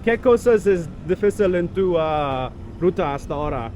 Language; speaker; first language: Spanish; non-native, learner; English